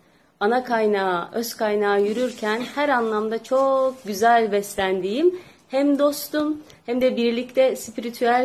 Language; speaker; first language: Turkish; native; Turkish